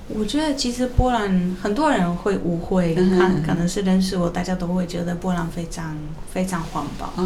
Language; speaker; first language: Chinese; non-native, fluent; Polish